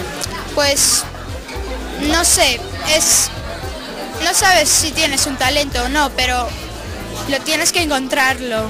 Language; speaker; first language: Spanish; early bilingual, other home language; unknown